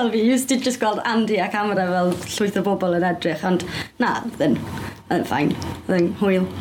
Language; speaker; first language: Welsh; native; Welsh